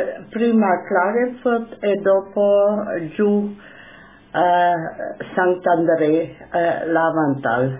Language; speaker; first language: Italian; non-native, local second language; German